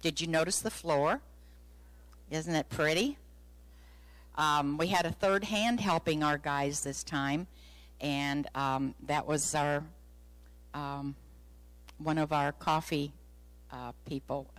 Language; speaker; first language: English; native; English